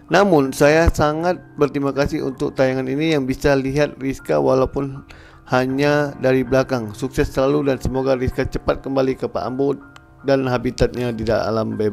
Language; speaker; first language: Indonesian; native; Indonesian